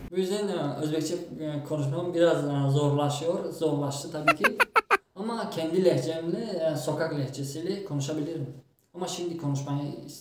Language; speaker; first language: Turkish; non-native, fluent; Tajik